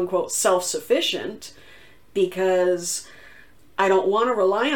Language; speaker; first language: English; native; English